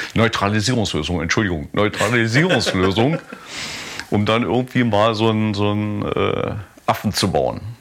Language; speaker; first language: German; native; German